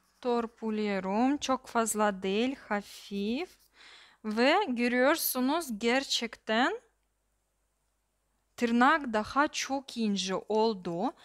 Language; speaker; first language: Turkish; non-native, learner; Russian